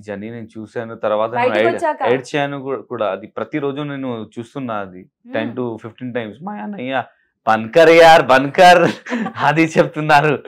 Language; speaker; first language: Telugu; non-native, local second language; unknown